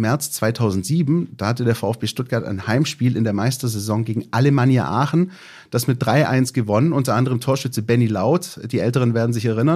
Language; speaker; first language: German; native; German